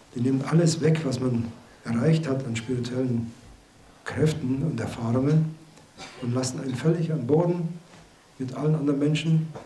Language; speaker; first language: German; native; German